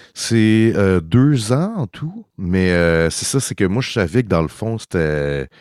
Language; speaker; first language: French; early bilingual, heritage; French